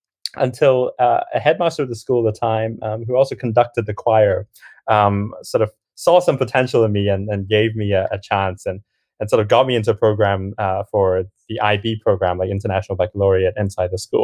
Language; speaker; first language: English; non-native, local second language; Cantonese